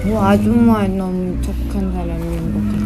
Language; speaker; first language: Korean; non-native, learner; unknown